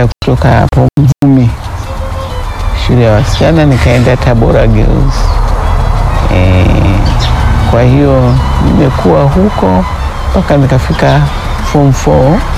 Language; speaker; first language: Swahili; early bilingual, other home language; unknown